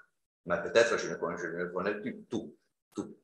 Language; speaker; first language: French; non-native, fluent; Italian